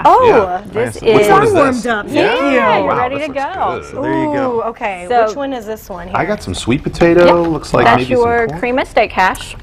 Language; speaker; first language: English; native; English